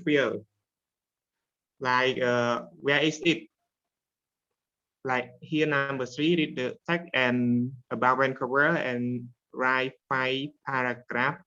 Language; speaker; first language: English; non-native, learner; Khmer